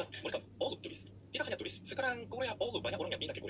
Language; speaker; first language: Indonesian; non-native, learner; Korean